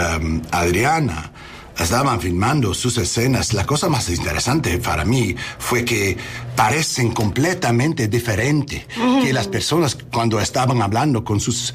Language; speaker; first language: Spanish; non-native, learner; English